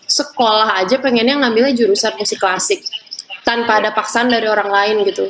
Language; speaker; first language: Indonesian; native; Indonesian